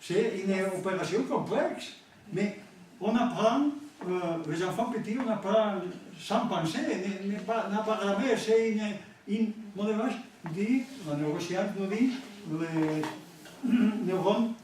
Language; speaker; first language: French; non-native, learner; Catalan